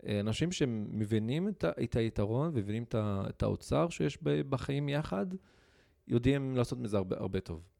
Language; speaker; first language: Hebrew; non-native, local second language; Arabic